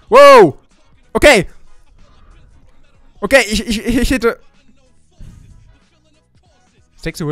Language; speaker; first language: German; native; German